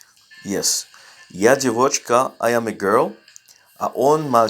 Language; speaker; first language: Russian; non-native, learner; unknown